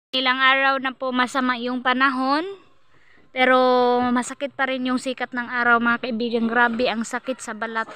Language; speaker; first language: Filipino; non-native, local second language; Cebuano